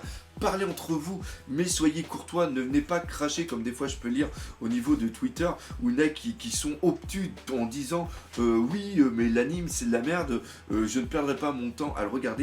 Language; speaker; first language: French; native; French